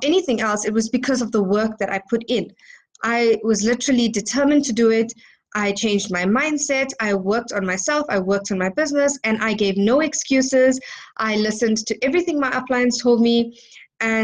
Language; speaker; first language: English; native; English